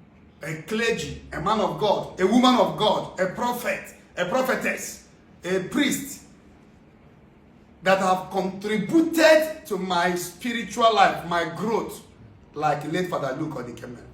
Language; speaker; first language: English; non-native, local second language; Igbo